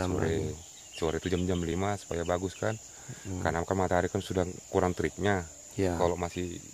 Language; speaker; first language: Indonesian; native; Indonesian